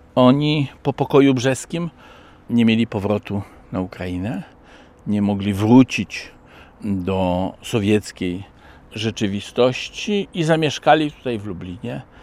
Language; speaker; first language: Polish; native; Polish